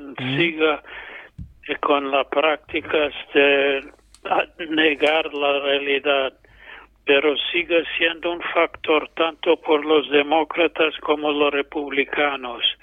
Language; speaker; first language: Spanish; non-native, fluent; English